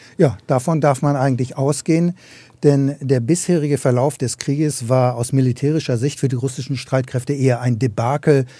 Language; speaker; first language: German; native; German